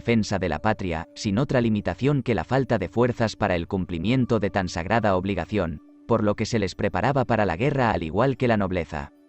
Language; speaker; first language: Spanish; native; Spanish